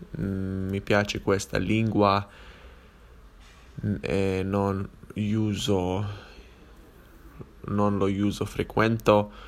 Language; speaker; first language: Italian; non-native, learner; English